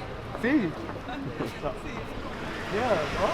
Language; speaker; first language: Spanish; non-native, fluent; English